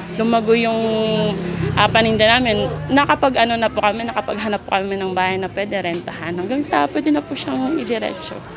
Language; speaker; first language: Filipino; non-native, local second language; Maranao